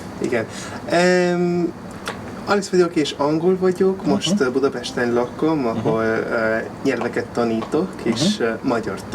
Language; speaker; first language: Hungarian; non-native, learner; English